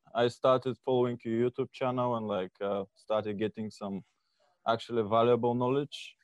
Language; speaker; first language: English; non-native, fluent; Bulgarian